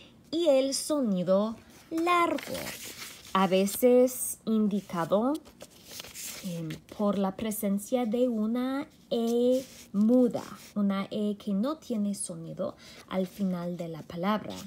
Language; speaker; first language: Spanish; non-native, fluent; English